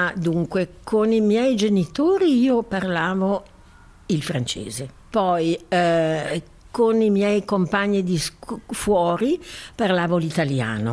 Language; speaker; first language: Italian; native; Italian